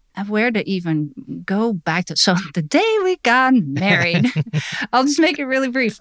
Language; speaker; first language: English; non-native, fluent; Dutch